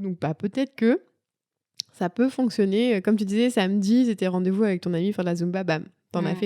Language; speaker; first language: French; native; French